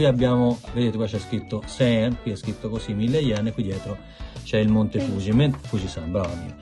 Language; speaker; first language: Italian; native; Italian